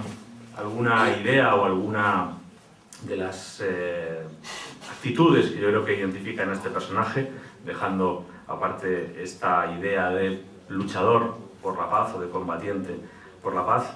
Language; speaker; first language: Spanish; native; Spanish